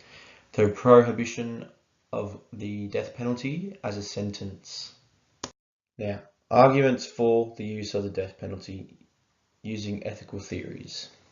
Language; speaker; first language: English; native; English